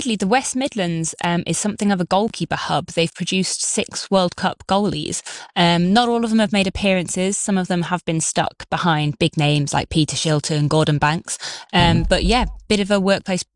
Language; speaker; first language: English; native; English